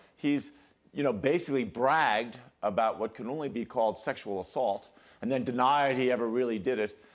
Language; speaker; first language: English; native; English